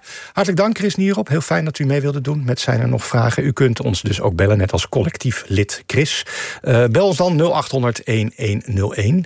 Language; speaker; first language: Dutch; native; Dutch